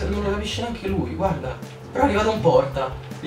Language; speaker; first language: Italian; native; Italian